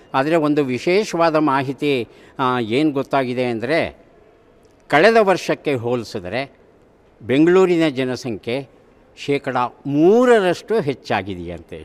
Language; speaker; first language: Kannada; native; Kannada